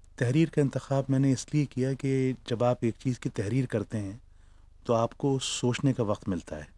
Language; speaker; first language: Urdu; native; Urdu